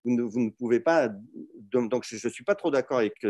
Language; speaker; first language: French; early bilingual, other home language; Russian